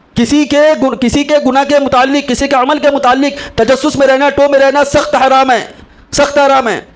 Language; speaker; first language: Urdu; native; Urdu